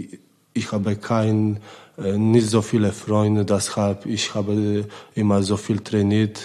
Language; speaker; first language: German; non-native, learner; Polish